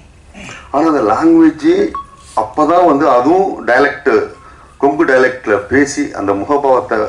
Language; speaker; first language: Tamil; native; Tamil